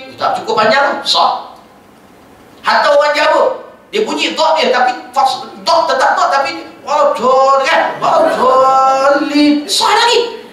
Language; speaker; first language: Malay; native; Malay